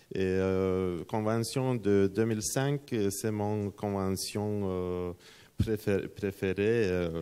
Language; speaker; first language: French; non-native, fluent; Lithuanian